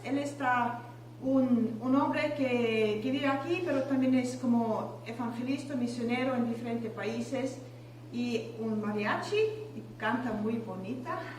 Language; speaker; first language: Spanish; non-native, learner; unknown